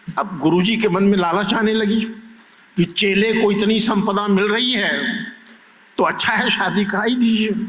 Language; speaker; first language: Hindi; native; Hindi